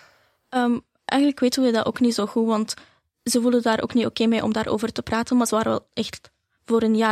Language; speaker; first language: Dutch; early bilingual, other home language; Arabic